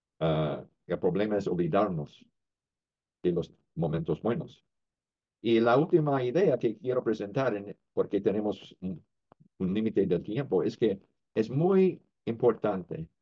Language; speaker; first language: Spanish; non-native, fluent; English